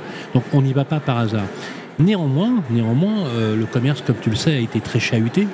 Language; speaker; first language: French; native; French